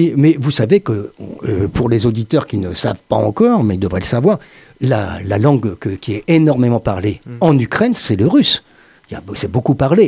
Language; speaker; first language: French; native; French